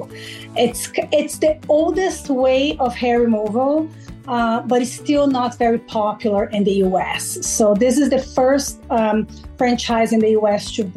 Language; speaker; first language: English; non-native, fluent; Portuguese